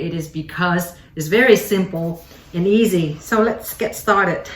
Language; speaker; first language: English; early bilingual, other home language; Vietnamese